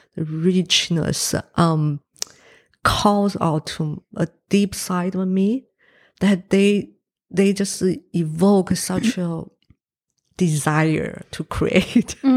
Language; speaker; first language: English; non-native, fluent; Chinese